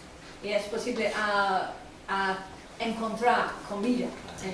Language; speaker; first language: Spanish; non-native, learner; English